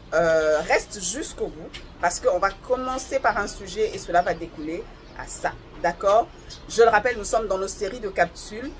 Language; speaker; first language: French; non-native, local second language; Lingala